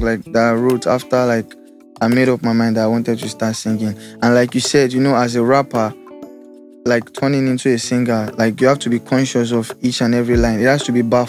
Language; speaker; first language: English; non-native, local second language; Yoruba